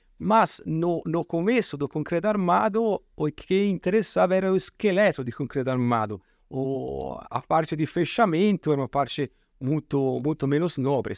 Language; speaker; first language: Portuguese; non-native, fluent; Italian